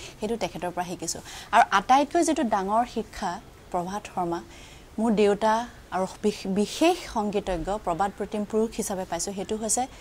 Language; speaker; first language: Assamese; native; Assamese